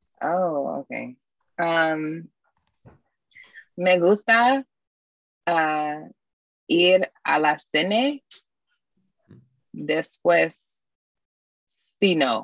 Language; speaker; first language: Spanish; non-native, learner; English